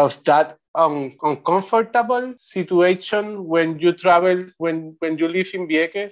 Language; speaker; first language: English; non-native, learner; Spanish